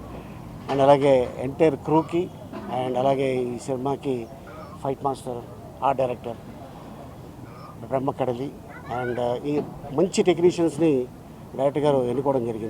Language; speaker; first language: Telugu; native; Telugu